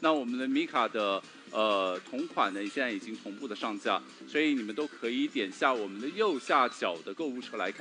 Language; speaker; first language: Chinese; native; Chinese